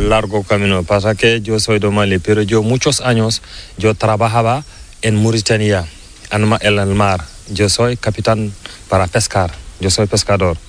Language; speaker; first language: Spanish; non-native, learner; Fula